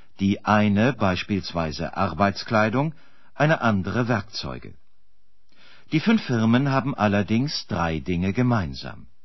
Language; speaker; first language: German; native; German